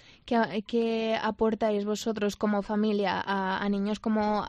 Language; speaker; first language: Spanish; native; Spanish